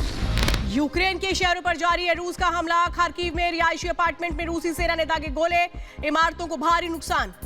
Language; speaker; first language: Hindi; native; Hindi